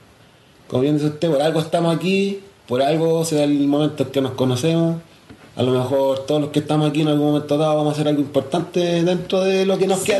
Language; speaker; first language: Spanish; native; Spanish